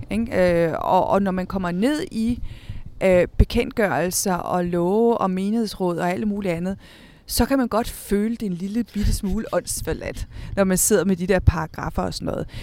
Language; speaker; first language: Danish; early bilingual, other home language; Spanish